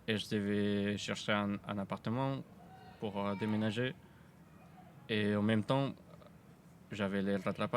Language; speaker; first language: French; non-native, fluent; Spanish